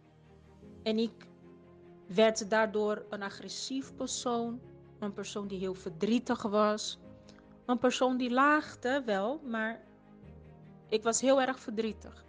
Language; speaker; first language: Dutch; non-native, fluent; Portuguese